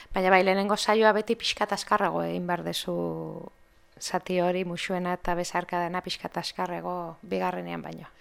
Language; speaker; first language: Basque; non-native, local second language; Spanish